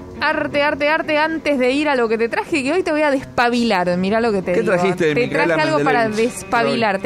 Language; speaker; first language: Spanish; native; Spanish